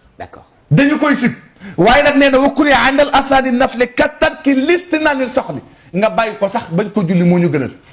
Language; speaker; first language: Wolof; native; Wolof